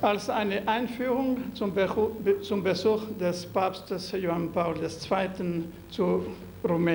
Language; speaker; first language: German; non-native, local second language; French